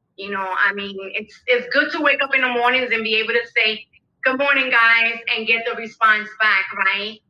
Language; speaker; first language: English; early bilingual, other home language; Spanish